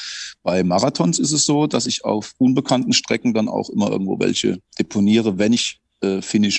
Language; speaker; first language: German; native; German